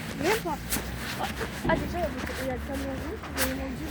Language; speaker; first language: French; native; French